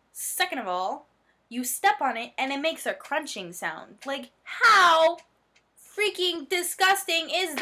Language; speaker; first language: English; native; English